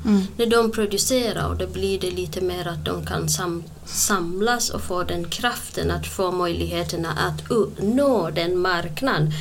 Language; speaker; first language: Swedish; non-native, fluent; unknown